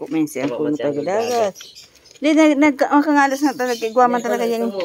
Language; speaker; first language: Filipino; non-native, local second language; Bikol